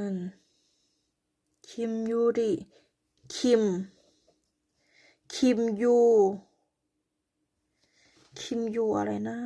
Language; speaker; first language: Korean; non-native, learner; Thai